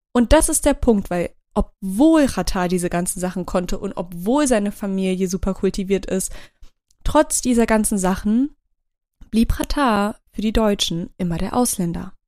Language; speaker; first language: German; early bilingual, other home language; Turkish